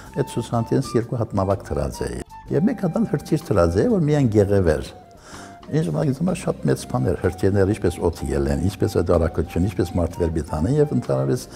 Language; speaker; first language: Armenian; early bilingual, heritage; Armenian